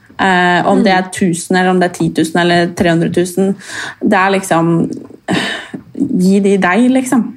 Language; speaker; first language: Norwegian; native; Norwegian